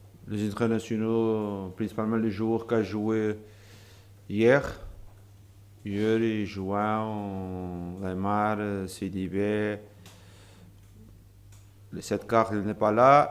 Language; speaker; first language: French; non-native, learner; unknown